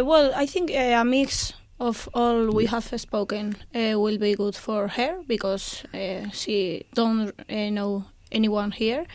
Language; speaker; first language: English; non-native, learner; Spanish